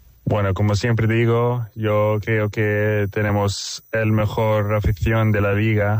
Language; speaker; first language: Spanish; non-native, fluent; Swedish